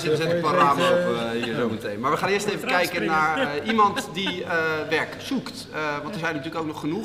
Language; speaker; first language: Dutch; native; Dutch